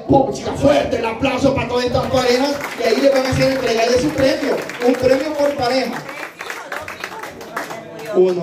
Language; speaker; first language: Spanish; native; Spanish